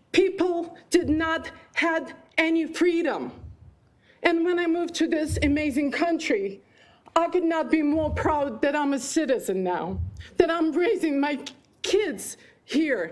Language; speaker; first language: English; non-native, fluent; Ukrainian